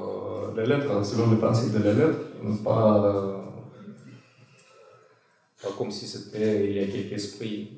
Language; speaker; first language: French; non-native, fluent; Russian